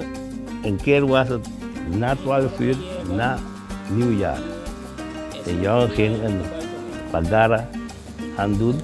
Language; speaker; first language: Dutch; non-native, local second language; Papiamento